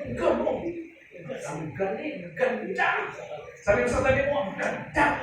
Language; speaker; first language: Filipino; non-native, local second language; Hiligaynon